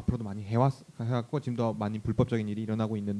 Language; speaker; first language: Korean; native; Korean